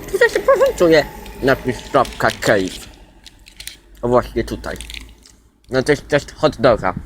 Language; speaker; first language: Polish; native; Polish